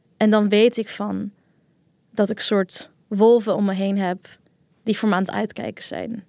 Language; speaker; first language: Dutch; early bilingual, other home language; Kurdish